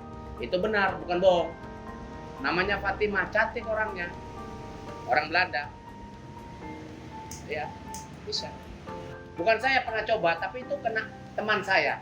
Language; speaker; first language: Indonesian; non-native, local second language; Javanese